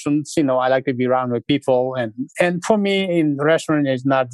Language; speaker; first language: English; non-native, fluent; Sherpa